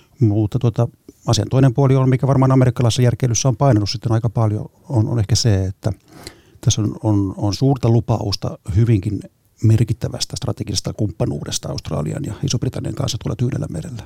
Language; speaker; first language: Finnish; native; Finnish